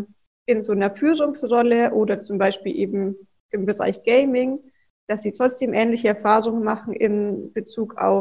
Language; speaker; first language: German; native; German